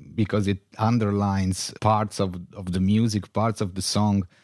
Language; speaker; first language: English; non-native, fluent; Italian